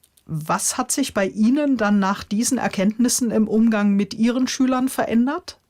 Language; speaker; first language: German; native; German